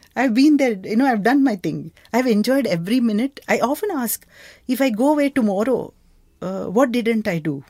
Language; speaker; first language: English; non-native, local second language; Kannada